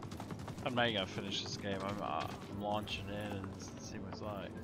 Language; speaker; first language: English; native; English